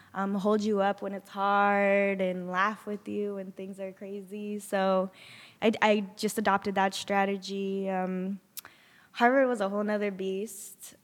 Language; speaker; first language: English; native; English